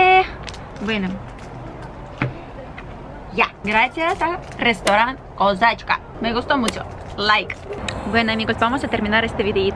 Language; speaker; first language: Spanish; non-native, fluent; Russian